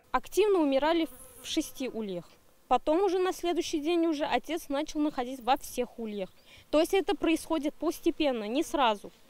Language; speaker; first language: Russian; native; Russian